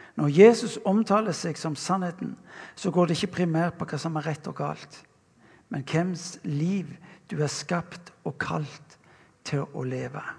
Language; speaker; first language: Norwegian; native; Norwegian